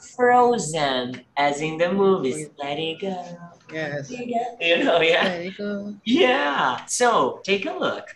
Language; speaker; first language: English; non-native, fluent; Portuguese